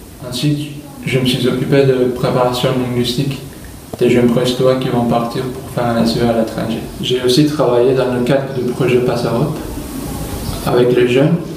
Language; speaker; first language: French; non-native, fluent; Turkish